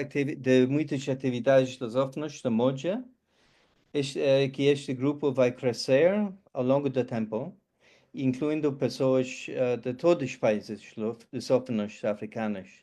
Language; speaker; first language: Portuguese; non-native, fluent; English